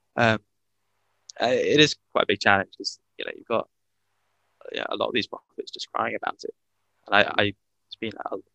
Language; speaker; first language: English; native; English